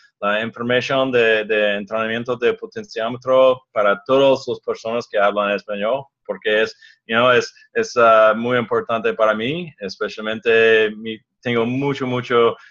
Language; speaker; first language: Spanish; non-native, learner; English